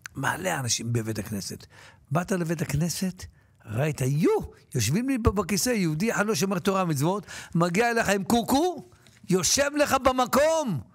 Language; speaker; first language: Hebrew; native; Hebrew